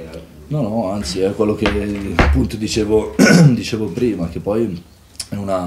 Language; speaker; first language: Italian; native; Italian